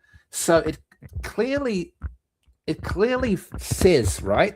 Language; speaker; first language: English; native; English